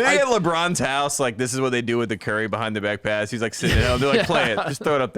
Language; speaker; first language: English; native; English